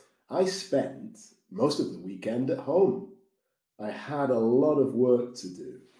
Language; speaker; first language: English; native; English